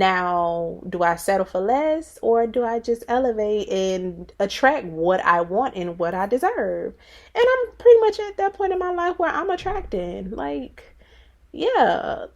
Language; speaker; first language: English; native; English